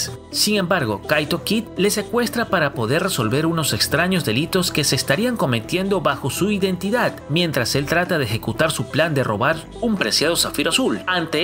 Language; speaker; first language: Spanish; native; Spanish